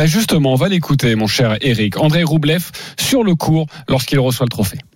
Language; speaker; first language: French; native; French